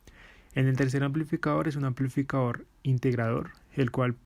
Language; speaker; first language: Spanish; native; Spanish